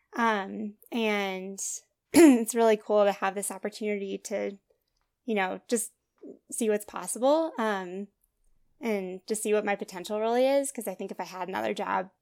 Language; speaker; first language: English; native; English